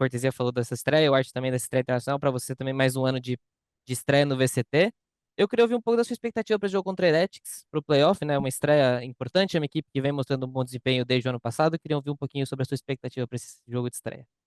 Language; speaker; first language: Portuguese; native; Portuguese